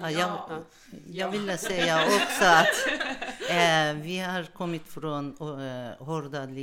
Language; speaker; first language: Swedish; non-native, learner; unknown